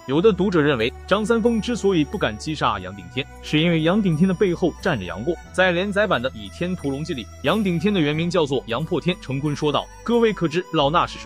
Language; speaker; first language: Chinese; native; Chinese